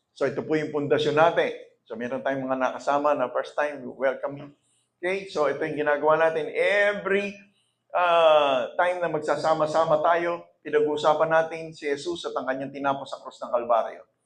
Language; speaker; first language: Filipino; native; Filipino